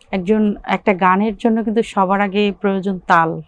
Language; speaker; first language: Bangla; native; Bangla